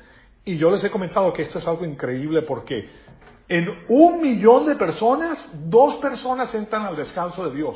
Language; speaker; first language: Spanish; native; Spanish